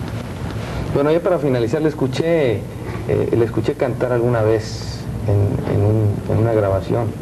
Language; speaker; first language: Spanish; native; Spanish